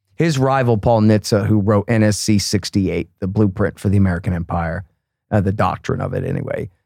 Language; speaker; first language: English; native; English